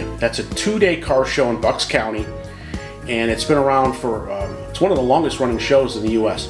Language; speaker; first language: English; native; English